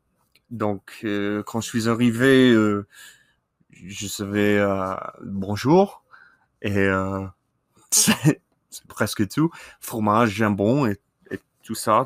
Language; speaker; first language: French; non-native, learner; English